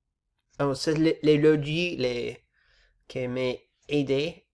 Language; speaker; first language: French; non-native, learner; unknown